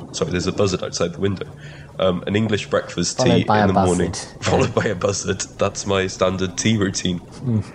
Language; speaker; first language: English; non-native, local second language; Welsh